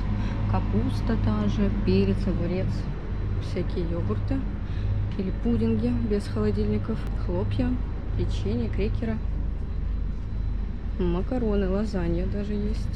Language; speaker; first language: Russian; native; Russian